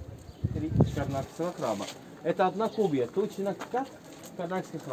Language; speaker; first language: Russian; non-native, fluent; Arabic